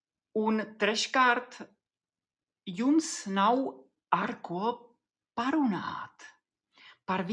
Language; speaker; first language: Latvian; non-native, fluent; Czech